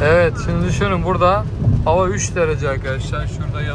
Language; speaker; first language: Turkish; native; Turkish